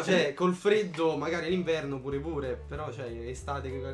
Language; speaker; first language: Italian; early bilingual, other home language; Polish